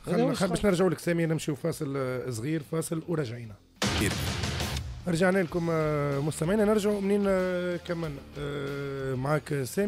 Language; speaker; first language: Arabic; native; Arabic